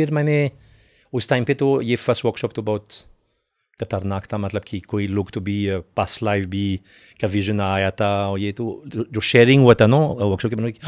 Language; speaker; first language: Hindi; non-native, fluent; French